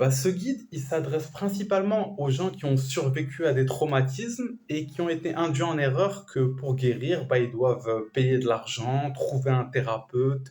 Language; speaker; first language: French; native; French